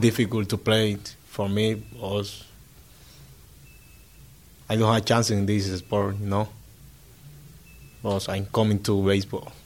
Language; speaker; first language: English; non-native, learner; Spanish